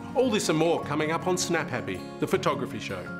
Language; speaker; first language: English; native; English